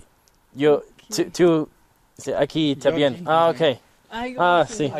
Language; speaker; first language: Spanish; non-native, learner; English